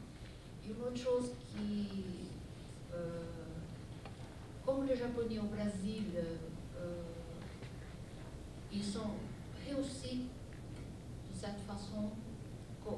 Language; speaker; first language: French; non-native, fluent; Portuguese